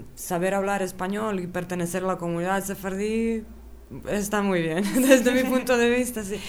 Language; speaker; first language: Spanish; early bilingual, other home language; Bosnian